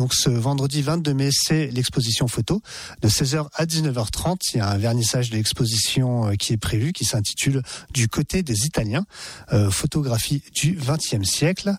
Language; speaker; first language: French; native; French